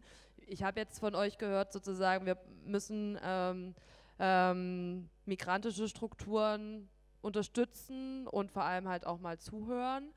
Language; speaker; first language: German; native; German